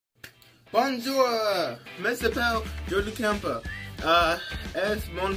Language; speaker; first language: French; non-native, learner; English